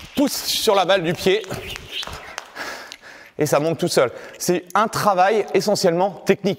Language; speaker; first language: French; native; French